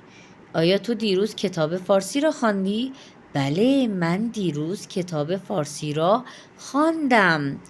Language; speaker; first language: Persian; non-native, fluent; Urdu